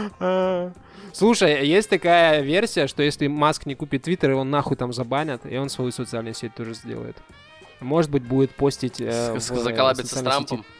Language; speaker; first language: Russian; native; Russian